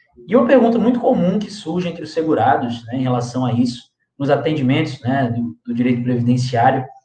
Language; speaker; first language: Portuguese; native; Portuguese